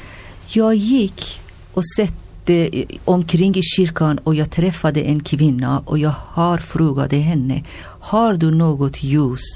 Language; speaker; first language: Swedish; non-native, learner; Persian